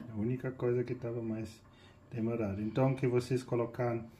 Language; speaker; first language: Portuguese; non-native, fluent; German